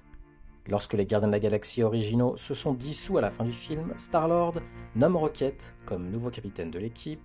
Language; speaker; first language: French; native; French